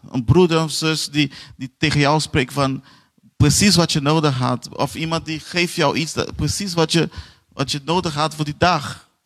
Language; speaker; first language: Dutch; non-native, fluent; Portuguese